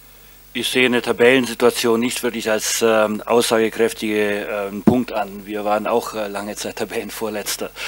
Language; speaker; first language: German; native; German